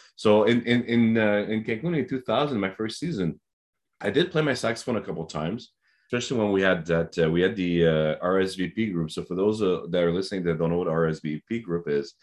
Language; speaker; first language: English; non-native, fluent; French